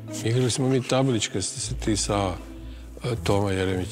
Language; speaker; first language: Serbian; native; Serbian